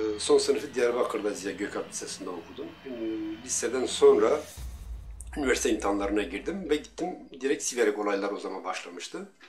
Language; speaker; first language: Turkish; non-native, local second language; Kurdish